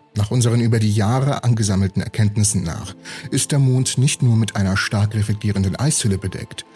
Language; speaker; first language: German; early bilingual, other home language; Russian